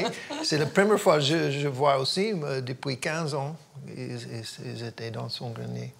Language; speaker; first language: French; non-native, fluent; English